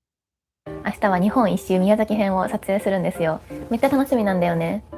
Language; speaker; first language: Japanese; native; Japanese